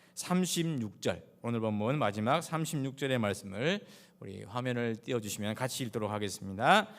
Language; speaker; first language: Korean; native; Korean